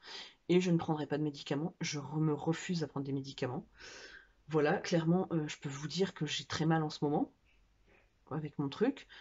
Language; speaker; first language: French; native; French